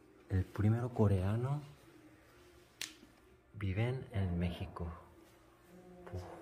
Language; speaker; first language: Spanish; non-native, fluent; Korean